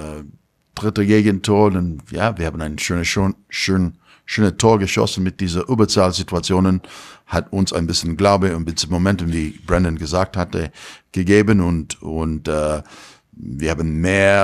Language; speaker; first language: German; non-native, learner; English